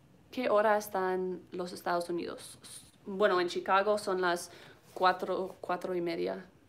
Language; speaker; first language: Spanish; non-native, learner; English